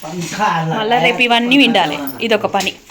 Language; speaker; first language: Telugu; native; Telugu